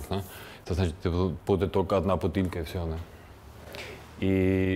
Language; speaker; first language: Russian; non-native, fluent; German